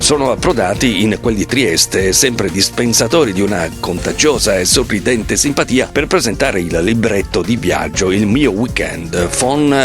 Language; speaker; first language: Italian; native; Italian